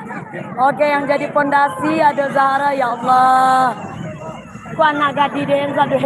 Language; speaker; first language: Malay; non-native, local second language; Minangkabau